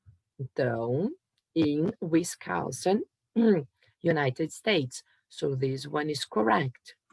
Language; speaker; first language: English; non-native, fluent; Portuguese